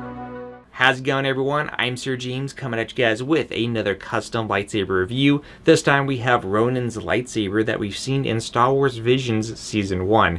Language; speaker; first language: English; native; English